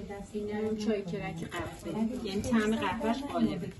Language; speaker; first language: Persian; native; Persian